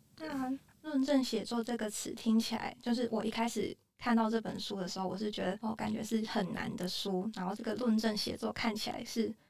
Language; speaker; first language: Chinese; native; Chinese